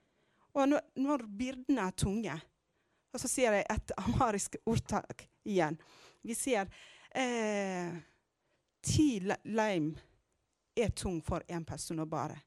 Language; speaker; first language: Norwegian; non-native, fluent; Amharic